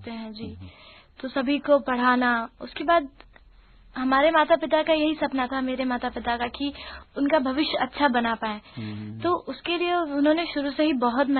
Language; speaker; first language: Hindi; native; Hindi